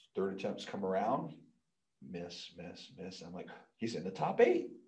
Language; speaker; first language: English; native; English